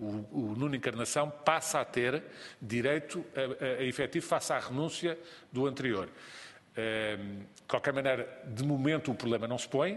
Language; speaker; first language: Portuguese; native; Portuguese